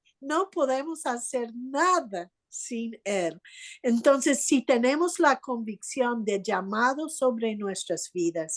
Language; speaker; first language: Spanish; non-native, fluent; English